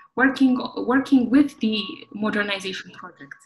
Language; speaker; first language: English; non-native, local second language; Amharic